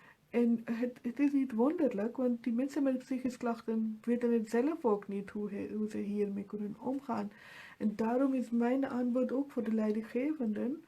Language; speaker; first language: Dutch; non-native, fluent; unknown